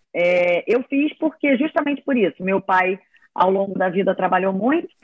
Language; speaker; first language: Portuguese; native; Portuguese